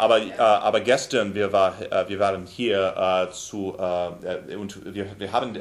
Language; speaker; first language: German; non-native, learner; English